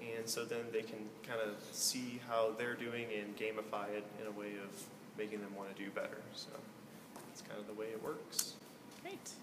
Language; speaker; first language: English; native; English